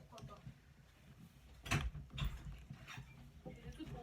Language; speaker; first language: French; native; French